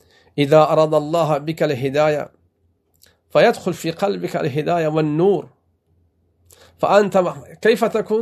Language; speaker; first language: Arabic; non-native, fluent; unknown